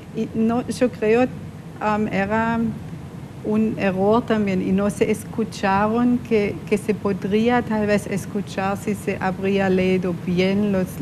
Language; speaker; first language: Spanish; non-native, fluent; German